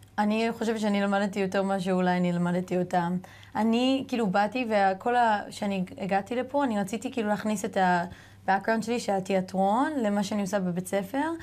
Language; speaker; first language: Hebrew; early bilingual, heritage; English